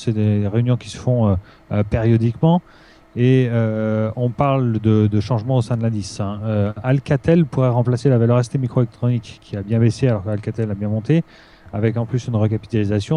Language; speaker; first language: French; native; French